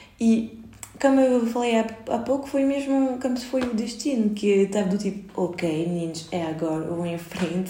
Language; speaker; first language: Portuguese; early bilingual, heritage; Portuguese